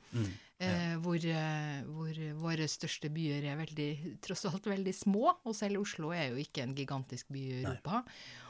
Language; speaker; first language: Norwegian; native; Norwegian